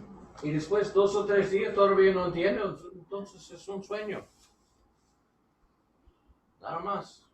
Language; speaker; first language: Spanish; non-native, learner; English